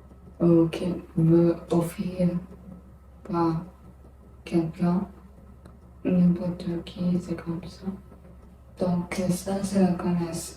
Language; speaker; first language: French; non-native, learner; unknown